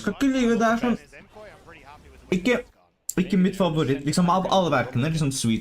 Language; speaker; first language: Norwegian; native; Norwegian